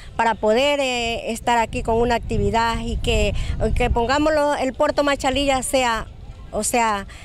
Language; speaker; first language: Spanish; native; Spanish